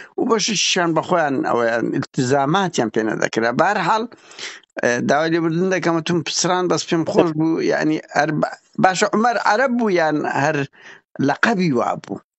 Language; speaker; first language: Central Kurdish; native; Central Kurdish